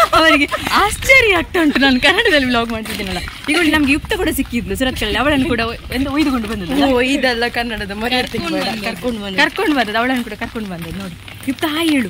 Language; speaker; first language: Kannada; non-native, local second language; Tulu